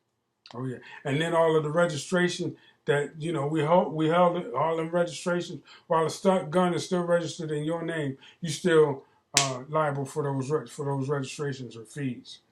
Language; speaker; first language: English; native; English